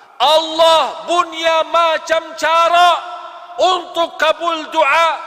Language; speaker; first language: Malay; non-native, fluent; Arabic